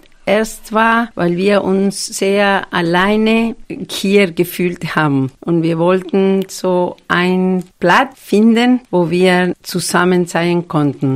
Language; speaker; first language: German; non-native, fluent; Spanish